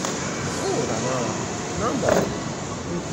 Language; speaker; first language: Japanese; native; Japanese